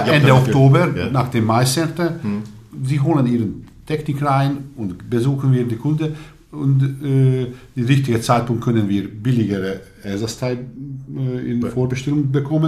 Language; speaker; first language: German; non-native, learner; Hungarian